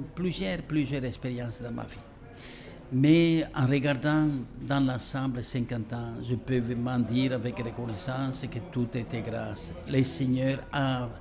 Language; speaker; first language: French; non-native, fluent; Italian